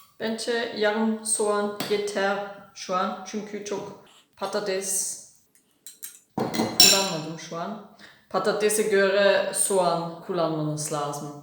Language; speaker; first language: Turkish; non-native, fluent; German